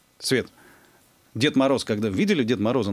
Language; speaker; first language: Russian; native; Russian